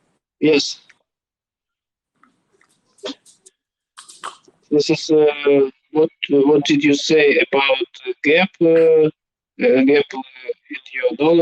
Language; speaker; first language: English; non-native, learner; Belarusian